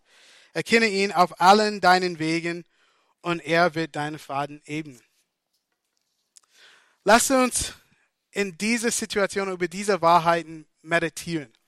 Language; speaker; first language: German; non-native, fluent; English